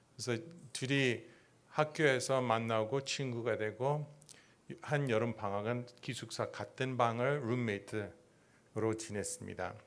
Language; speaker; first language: Korean; non-native, fluent; English